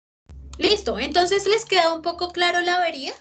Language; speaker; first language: Spanish; native; Spanish